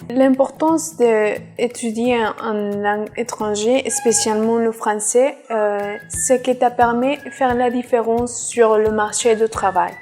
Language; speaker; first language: French; non-native, learner; Spanish